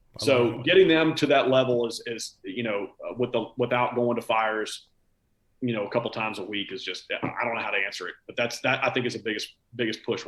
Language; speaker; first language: English; native; English